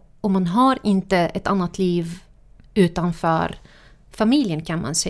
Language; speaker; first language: Swedish; non-native, fluent; Arabic